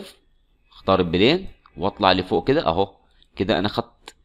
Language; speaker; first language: Arabic; native; Arabic